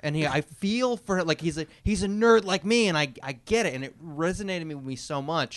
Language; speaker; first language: English; native; English